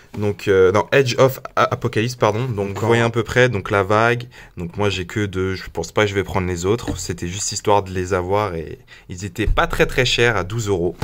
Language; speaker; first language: French; native; French